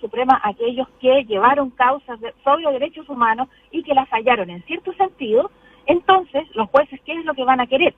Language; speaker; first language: Spanish; native; Spanish